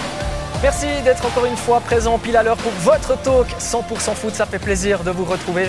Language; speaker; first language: French; native; French